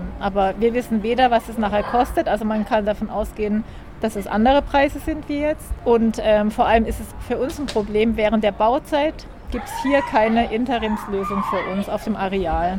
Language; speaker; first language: German; native; German